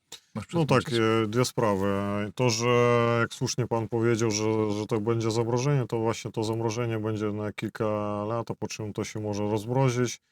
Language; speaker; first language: Polish; non-native, fluent; Belarusian